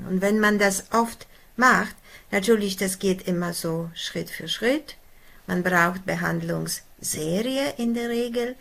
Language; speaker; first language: German; non-native, fluent; Polish